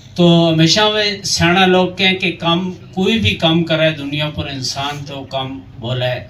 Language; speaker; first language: Urdu; non-native, local second language; Gujari